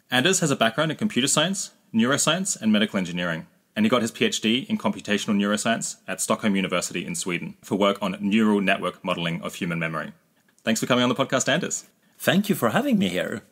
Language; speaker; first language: English; native; English